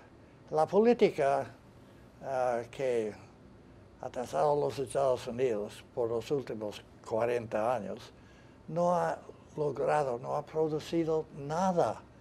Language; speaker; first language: Spanish; non-native, fluent; English